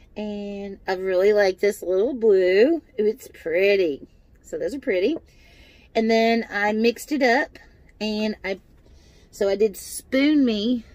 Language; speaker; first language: English; native; English